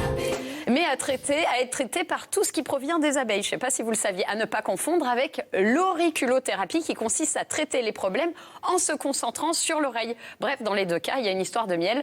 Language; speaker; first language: French; native; French